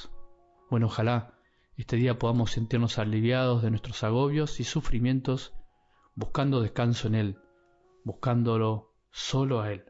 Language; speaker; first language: Spanish; native; Spanish